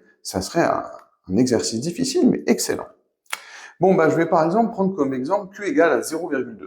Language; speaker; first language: French; native; French